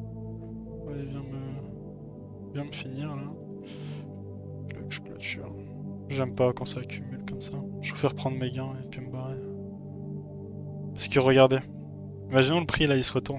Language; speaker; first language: French; native; French